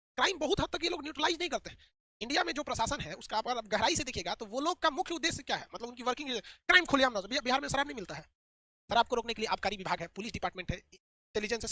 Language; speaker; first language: Hindi; native; Hindi